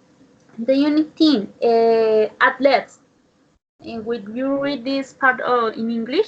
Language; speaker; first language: English; non-native, learner; Spanish